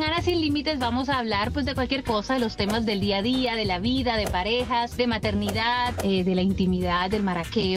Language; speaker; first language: Spanish; native; Spanish